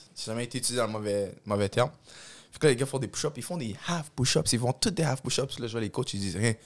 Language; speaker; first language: French; early bilingual, other home language; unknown